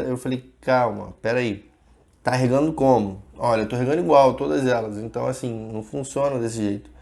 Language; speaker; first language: Portuguese; native; Portuguese